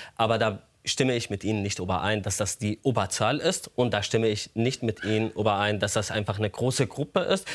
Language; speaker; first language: German; non-native, fluent; Arabic